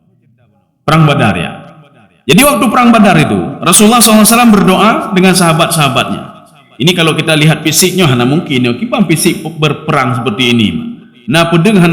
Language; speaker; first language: Indonesian; native; Indonesian